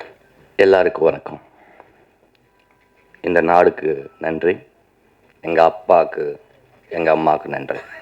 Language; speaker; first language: Tamil; non-native, learner; Telugu